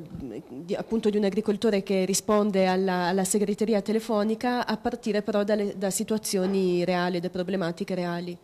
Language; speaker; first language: Italian; native; Italian